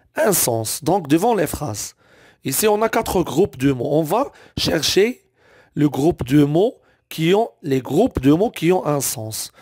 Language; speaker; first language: French; non-native, local second language; Arabic